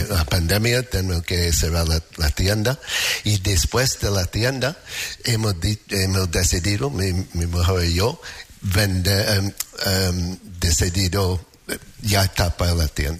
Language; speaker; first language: Spanish; non-native, learner; English